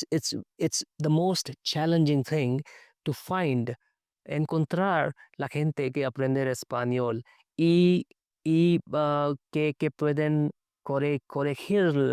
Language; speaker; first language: Spanish; non-native, learner; English